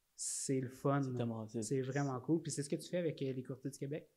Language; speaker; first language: French; native; French